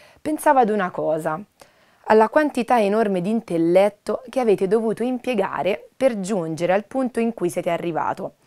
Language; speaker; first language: Italian; native; Italian